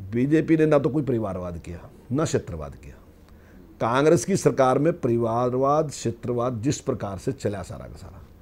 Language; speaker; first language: Hindi; native; Hindi